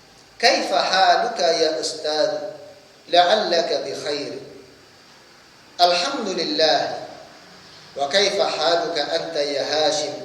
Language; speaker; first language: Arabic; non-native, fluent; Indonesian